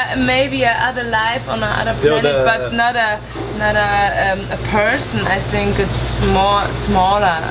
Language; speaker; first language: English; non-native, learner; German